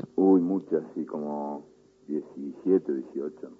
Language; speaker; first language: Spanish; native; Spanish